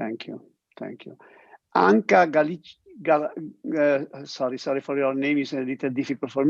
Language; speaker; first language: English; non-native, learner; Italian